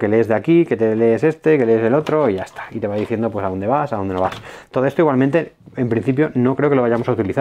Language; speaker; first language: Spanish; native; Spanish